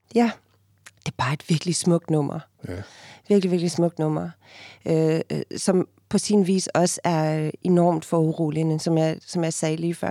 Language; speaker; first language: Danish; non-native, fluent; Afrikaans